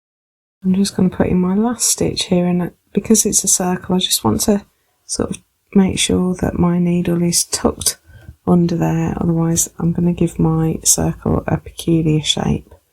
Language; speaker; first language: English; native; English